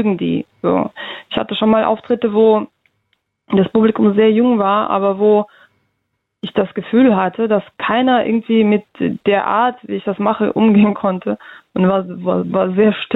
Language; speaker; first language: German; early bilingual, other home language; Russian